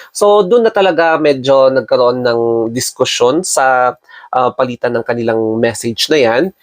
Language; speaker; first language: Filipino; non-native, local second language; Iloko